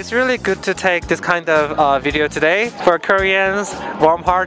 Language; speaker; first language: English; non-native, learner; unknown